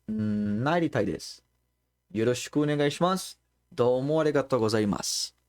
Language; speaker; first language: Japanese; non-native, learner; Portuguese